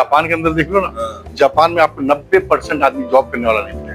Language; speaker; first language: Hindi; native; Hindi